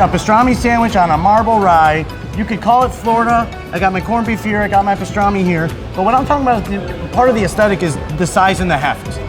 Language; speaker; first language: English; native; English